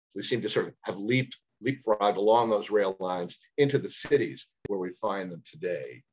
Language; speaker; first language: English; native; English